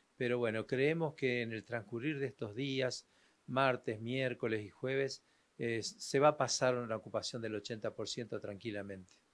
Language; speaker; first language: Spanish; native; Spanish